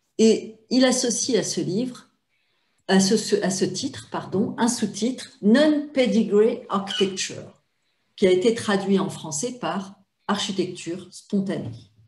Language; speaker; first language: French; native; French